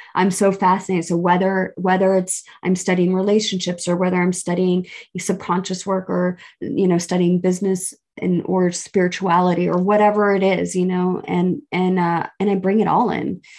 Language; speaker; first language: English; early bilingual, other home language; Filipino